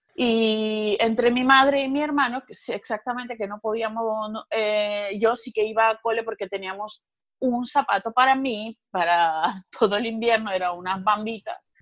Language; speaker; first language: Spanish; non-native, fluent; Georgian